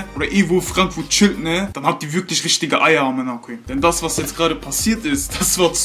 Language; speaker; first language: German; native; German